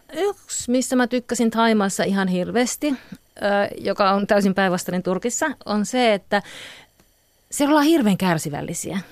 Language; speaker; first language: Finnish; native; Finnish